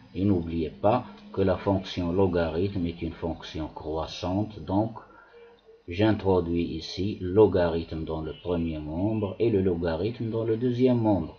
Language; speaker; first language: French; non-native, local second language; Arabic